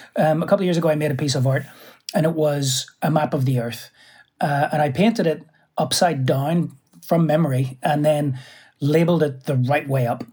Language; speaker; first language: English; native; English